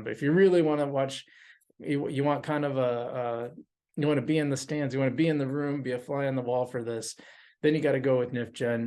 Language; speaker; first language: English; native; English